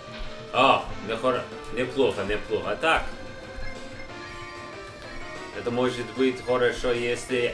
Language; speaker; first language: Russian; non-native, learner; English